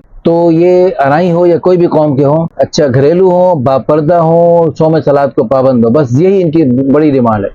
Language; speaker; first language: Urdu; native; Urdu